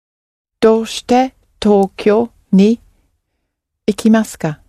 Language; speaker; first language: Japanese; non-native, learner; English